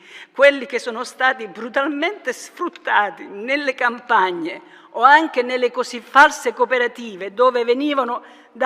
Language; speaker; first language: Italian; native; Italian